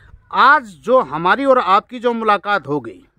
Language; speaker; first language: Hindi; native; Hindi